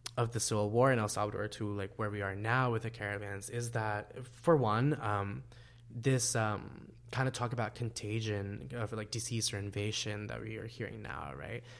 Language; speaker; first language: English; non-native, fluent; Spanish